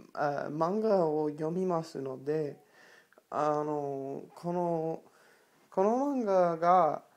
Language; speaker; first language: Japanese; non-native, learner; English